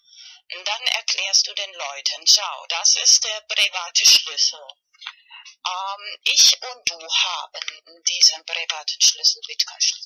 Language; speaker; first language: German; non-native, fluent; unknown